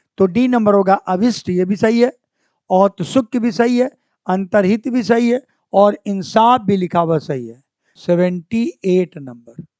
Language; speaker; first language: Hindi; native; Hindi